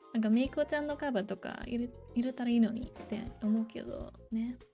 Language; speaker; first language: Japanese; non-native, fluent; English